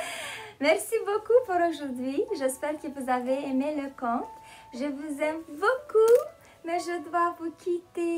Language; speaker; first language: French; non-native, fluent; Romanian